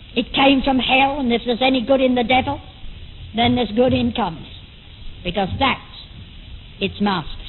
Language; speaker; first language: English; native; English